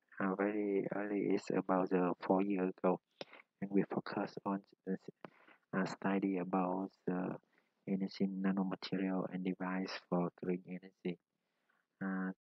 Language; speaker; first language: English; non-native, learner; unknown